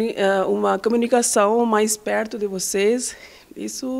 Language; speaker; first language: Portuguese; non-native, learner; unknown